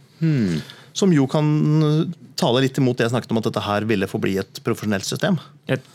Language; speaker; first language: Norwegian; native; Norwegian